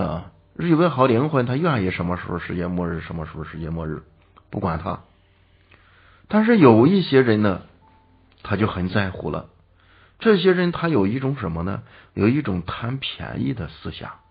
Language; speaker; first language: Chinese; native; Chinese